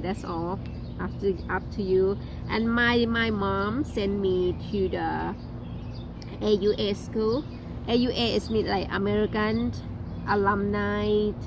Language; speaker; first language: English; non-native, learner; Thai